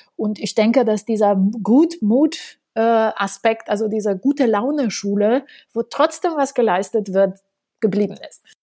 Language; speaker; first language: German; non-native, fluent; Romanian